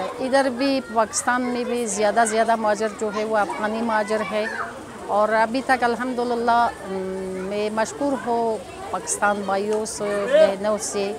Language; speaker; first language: Hindi; non-native, learner; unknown